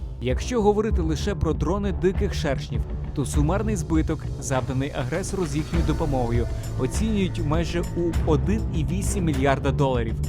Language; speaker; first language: Ukrainian; native; Ukrainian